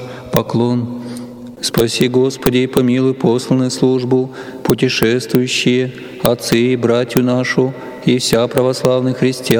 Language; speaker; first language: Russian; native; Russian